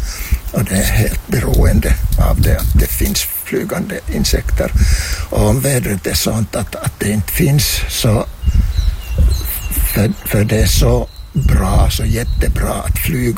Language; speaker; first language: Swedish; non-native, local second language; Finnish